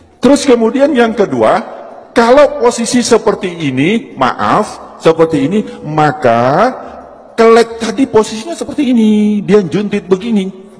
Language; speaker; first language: Indonesian; non-native, local second language; Javanese